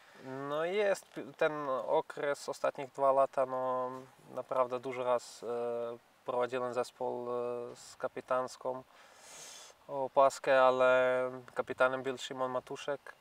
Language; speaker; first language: Polish; non-native, fluent; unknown